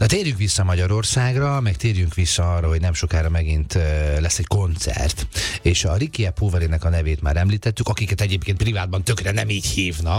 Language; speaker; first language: Hungarian; native; Hungarian